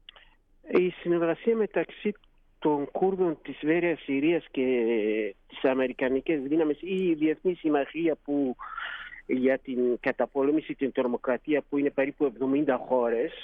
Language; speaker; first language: Greek; non-native, fluent; Kurdish